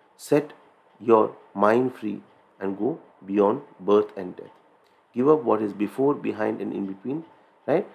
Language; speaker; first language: English; non-native, local second language; Hindi